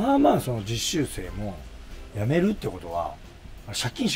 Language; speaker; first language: Japanese; native; Japanese